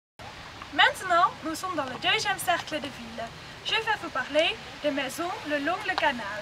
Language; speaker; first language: French; non-native, learner; Dutch